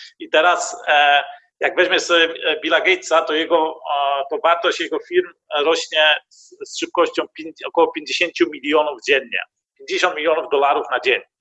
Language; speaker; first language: Polish; early bilingual, heritage; Polish